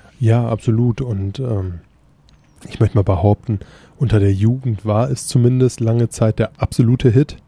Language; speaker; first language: German; native; German